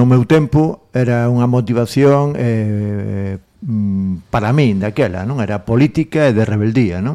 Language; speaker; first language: Galician; non-native, local second language; Spanish